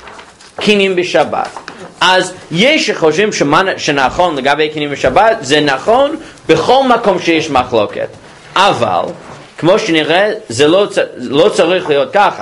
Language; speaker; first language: Hebrew; non-native, fluent; English